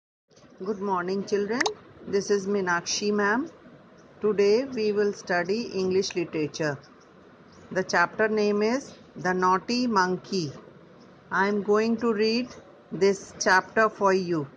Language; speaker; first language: English; non-native, local second language; Hindi